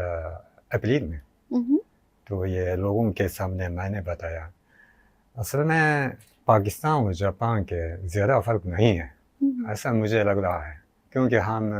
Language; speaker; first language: Hindi; non-native, learner; Japanese